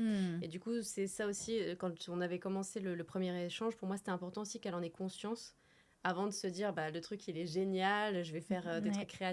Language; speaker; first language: French; native; French